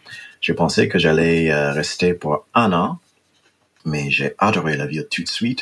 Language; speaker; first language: French; non-native, fluent; English